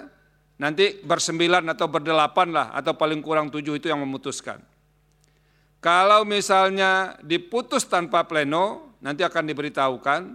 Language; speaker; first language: Indonesian; native; Indonesian